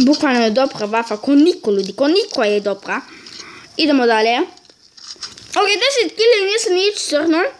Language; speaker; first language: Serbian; early bilingual, heritage; Serbian